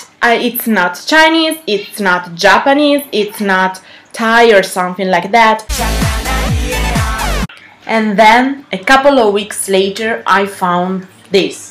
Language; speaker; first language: English; non-native, learner; Italian